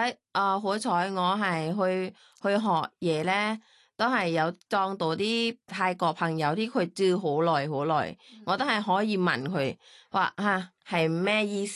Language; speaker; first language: Cantonese; non-native, learner; Thai